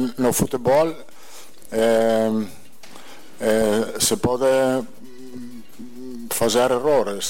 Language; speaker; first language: Portuguese; non-native, learner; Italian